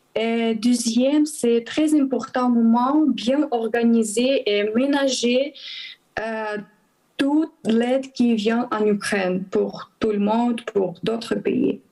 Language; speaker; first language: French; non-native, learner; Ukrainian